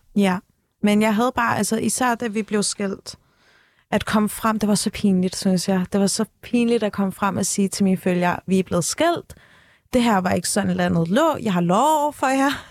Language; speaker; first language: Danish; early bilingual, other home language; Turkish